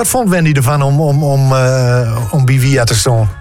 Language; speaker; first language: Dutch; native; Dutch